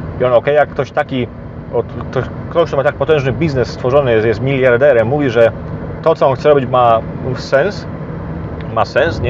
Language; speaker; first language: Polish; native; Polish